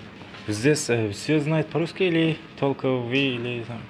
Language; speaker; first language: Russian; non-native, learner; Turkmen